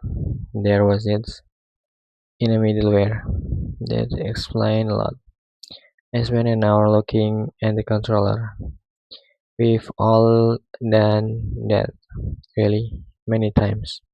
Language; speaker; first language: English; non-native, learner; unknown